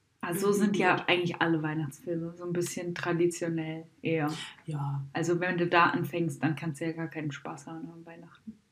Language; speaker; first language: German; native; German